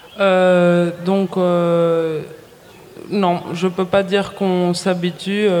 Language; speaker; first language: French; non-native, fluent; Greek